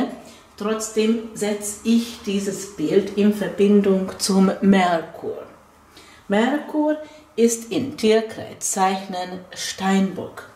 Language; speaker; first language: German; non-native, fluent; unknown